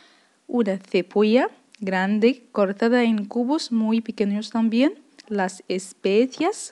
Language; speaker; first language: Spanish; non-native, fluent; Arabic